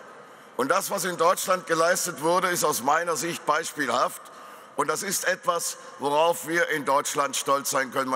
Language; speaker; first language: German; native; German